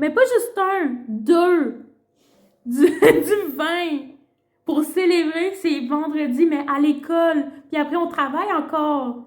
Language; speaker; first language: French; early bilingual, other home language; Spanish